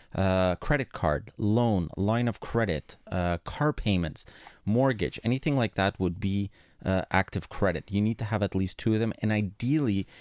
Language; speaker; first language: English; non-native, fluent; Greek